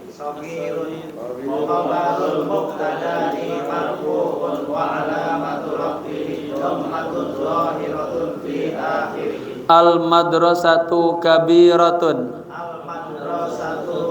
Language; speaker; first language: Arabic; non-native, fluent; Indonesian